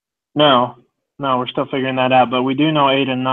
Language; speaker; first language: English; native; English